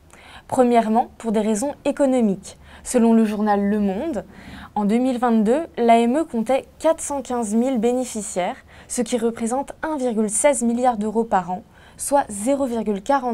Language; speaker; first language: French; native; French